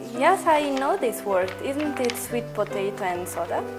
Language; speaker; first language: English; non-native, fluent; Kazakh